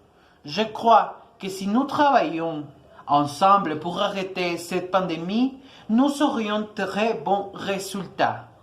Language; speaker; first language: French; non-native, learner; Spanish